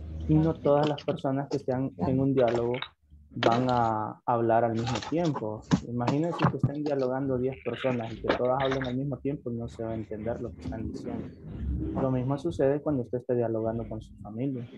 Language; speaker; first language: Spanish; native; Spanish